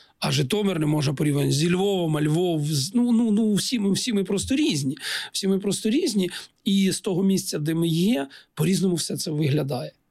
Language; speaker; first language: Ukrainian; non-native, local second language; Russian